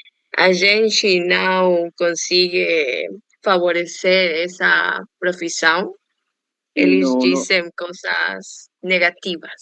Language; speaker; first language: Portuguese; non-native, learner; Spanish